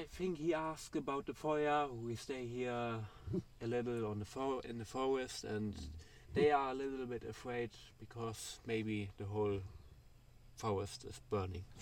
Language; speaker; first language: English; non-native, learner; German